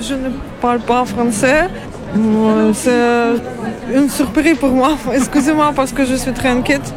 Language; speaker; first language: French; non-native, learner; Ukrainian